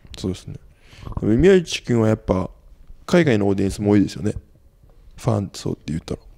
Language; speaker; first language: Japanese; native; Japanese